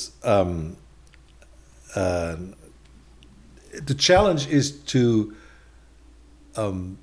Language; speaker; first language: English; non-native, fluent; German